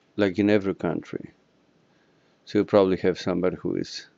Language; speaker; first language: English; non-native, fluent; Polish